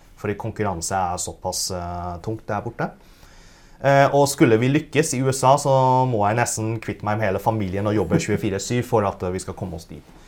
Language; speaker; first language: Norwegian; early bilingual, other home language; Cantonese